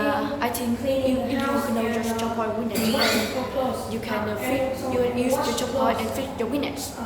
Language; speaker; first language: English; non-native, learner; Vietnamese